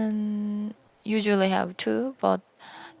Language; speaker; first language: English; non-native, learner; Korean